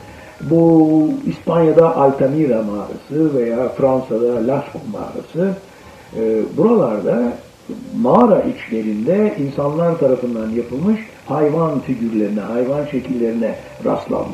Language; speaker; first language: Turkish; native; Turkish